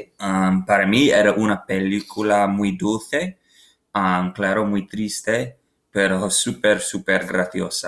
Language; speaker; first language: Spanish; non-native, learner; English